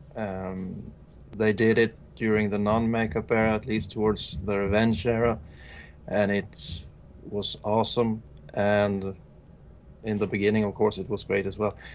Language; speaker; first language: English; non-native, fluent; Swedish